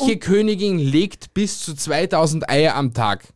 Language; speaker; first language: German; native; German